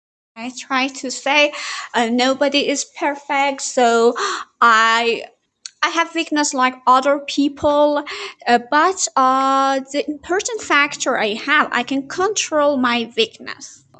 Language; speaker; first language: English; non-native, learner; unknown